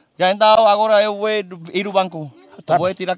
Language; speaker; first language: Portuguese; non-native, learner; Vietnamese